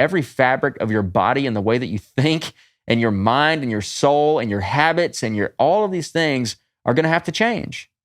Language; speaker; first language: English; native; English